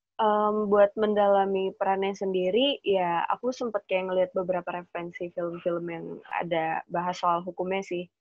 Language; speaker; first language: Indonesian; native; Indonesian